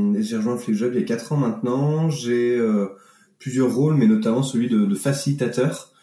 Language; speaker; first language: French; native; French